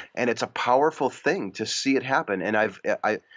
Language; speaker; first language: English; native; English